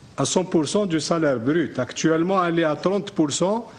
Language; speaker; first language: French; non-native, local second language; Arabic